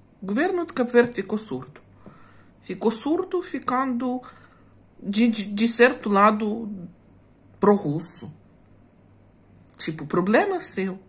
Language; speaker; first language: Portuguese; non-native, fluent; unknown